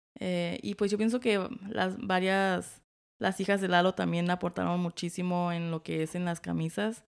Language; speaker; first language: Spanish; early bilingual, heritage; Spanish